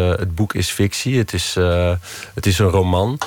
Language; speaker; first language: Dutch; native; Dutch